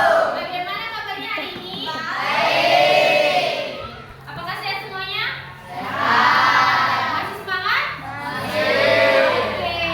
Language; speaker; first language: Indonesian; native; Indonesian